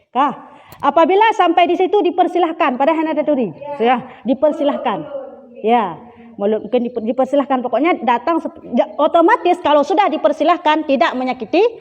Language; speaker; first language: Malay; non-native, local second language; Achinese